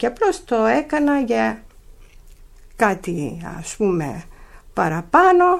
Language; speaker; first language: Greek; early bilingual, heritage; Greek